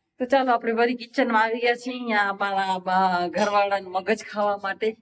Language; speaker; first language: Gujarati; non-native, local second language; Kachhi